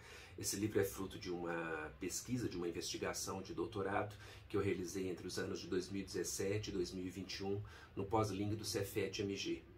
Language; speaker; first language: Portuguese; native; Portuguese